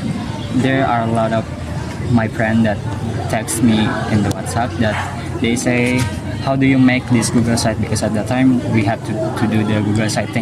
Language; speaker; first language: English; non-native, learner; Indonesian